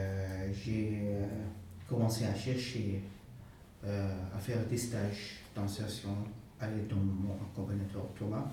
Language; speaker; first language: French; non-native, fluent; Arabic